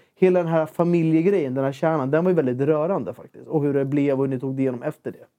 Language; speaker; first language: Swedish; native; Swedish